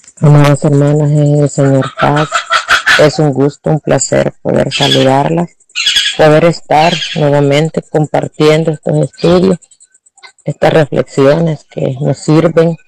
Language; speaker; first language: Spanish; native; Spanish